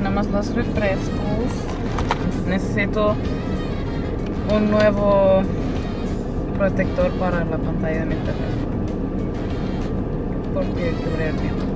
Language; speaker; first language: Spanish; early bilingual, heritage; Spanish